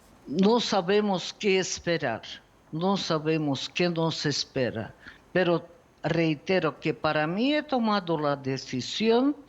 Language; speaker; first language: Spanish; non-native, fluent; Ukrainian